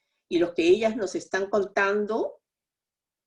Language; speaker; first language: Spanish; native; Spanish